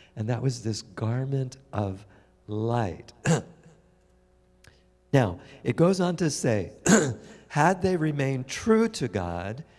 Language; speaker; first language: English; native; English